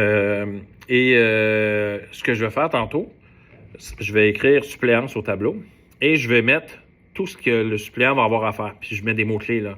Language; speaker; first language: French; native; French